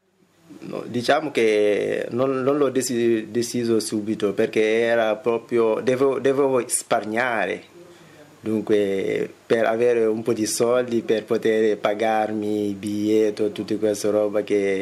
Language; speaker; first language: Italian; non-native, fluent; Wolof